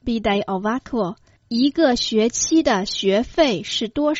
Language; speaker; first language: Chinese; non-native, fluent; Croatian